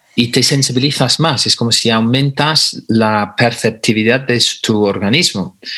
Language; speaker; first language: Spanish; non-native, fluent; English